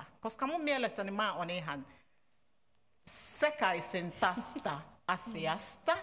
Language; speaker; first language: Finnish; non-native, learner; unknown